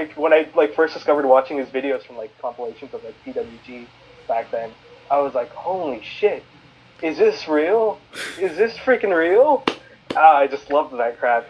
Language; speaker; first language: English; native; English